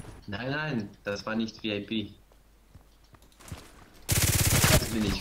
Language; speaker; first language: German; non-native, fluent; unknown